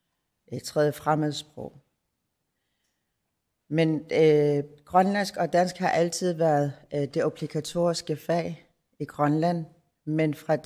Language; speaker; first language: Danish; non-native, local second language; Kalaallisut